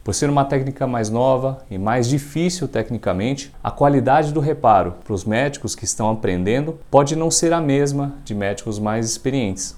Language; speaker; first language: Portuguese; native; Portuguese